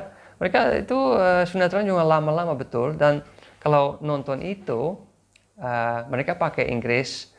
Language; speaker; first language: Indonesian; non-native, fluent; English